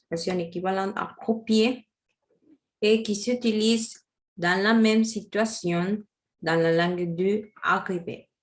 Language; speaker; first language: French; non-native, learner; Spanish